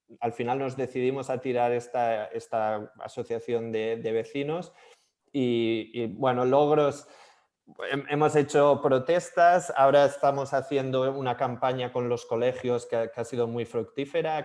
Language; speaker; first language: Spanish; non-native, local second language; Catalan